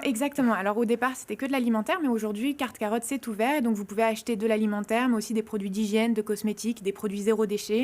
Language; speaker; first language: French; native; French